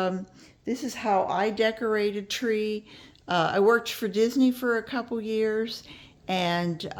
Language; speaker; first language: English; native; English